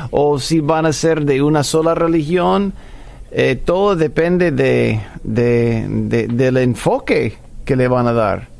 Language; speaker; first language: Spanish; non-native, fluent; English